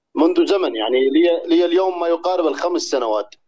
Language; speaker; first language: Arabic; native; Arabic